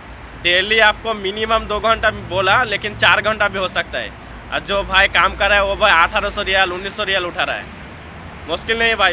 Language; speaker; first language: Hindi; non-native, local second language; Bangla